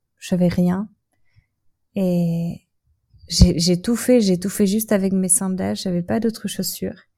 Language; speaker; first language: French; non-native, fluent; Czech